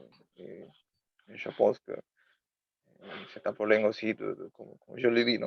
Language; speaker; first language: French; non-native, learner; Spanish